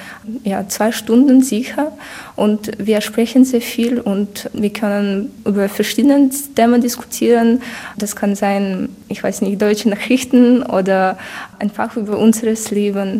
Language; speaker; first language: German; non-native, fluent; Ukrainian